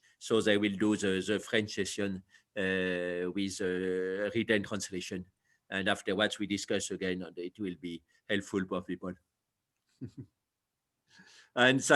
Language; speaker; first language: English; non-native, fluent; French